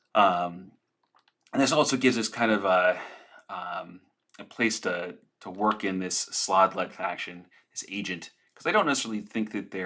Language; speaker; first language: English; native; English